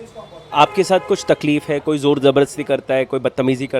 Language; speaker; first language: Hindi; native; Hindi